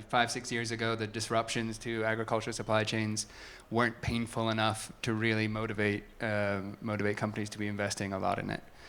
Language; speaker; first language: English; native; English